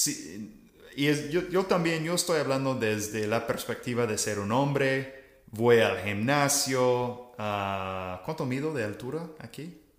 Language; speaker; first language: Spanish; non-native, fluent; English